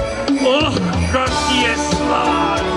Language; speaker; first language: Russian; non-native, local second language; Estonian